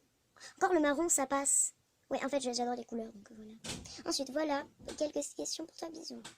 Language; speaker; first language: French; native; French